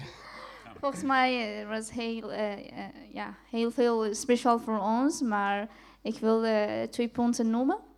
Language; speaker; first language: Dutch; non-native, fluent; Persian